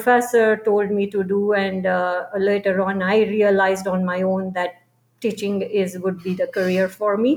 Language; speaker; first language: English; non-native, local second language; Gujarati